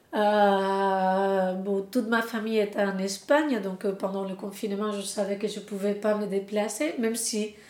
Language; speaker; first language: French; non-native, fluent; Spanish